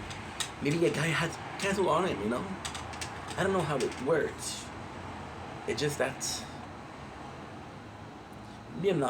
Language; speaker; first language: English; non-native, local second language; French